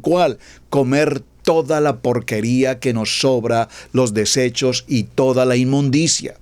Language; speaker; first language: Spanish; native; Spanish